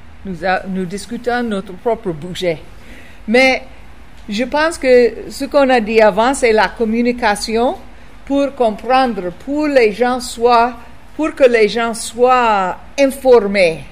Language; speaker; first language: French; non-native, fluent; English